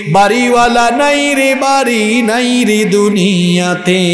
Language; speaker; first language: Bangla; native; Bangla